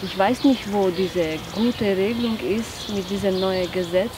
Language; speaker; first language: German; non-native, fluent; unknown